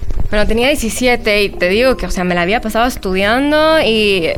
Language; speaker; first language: Spanish; native; Spanish